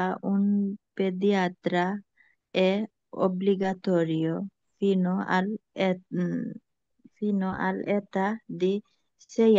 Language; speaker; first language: Italian; non-native, learner; Bangla